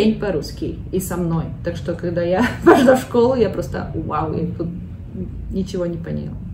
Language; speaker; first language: Russian; early bilingual, heritage; Russian